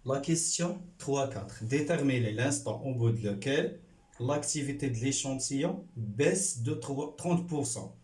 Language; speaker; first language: French; non-native, local second language; Arabic